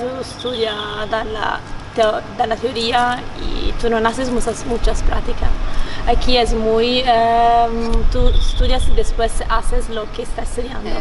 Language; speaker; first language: Spanish; non-native, learner; Italian